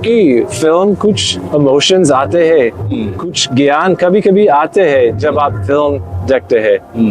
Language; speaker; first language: Hindi; non-native, learner; English